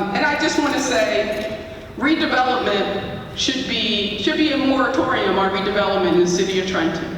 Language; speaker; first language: English; native; English